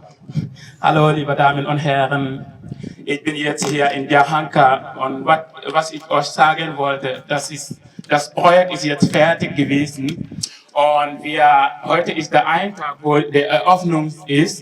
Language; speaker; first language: German; non-native, learner; Wolof